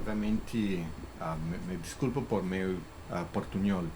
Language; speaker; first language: Portuguese; non-native, learner; Spanish